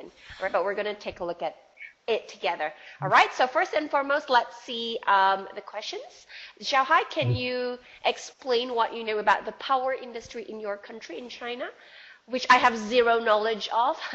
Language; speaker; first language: English; non-native, fluent; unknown